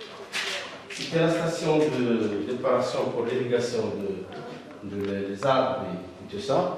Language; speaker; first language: French; non-native, local second language; Arabic